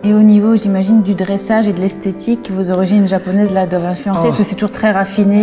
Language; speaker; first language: French; native; French